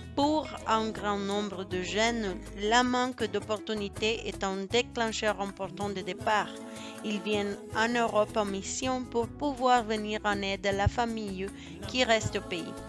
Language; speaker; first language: French; non-native, fluent; Spanish